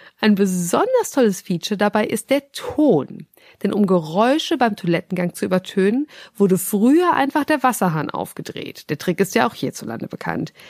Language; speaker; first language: German; native; German